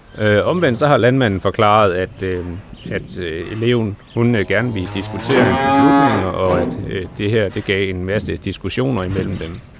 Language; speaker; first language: Danish; native; Danish